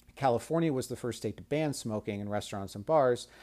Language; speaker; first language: English; native; English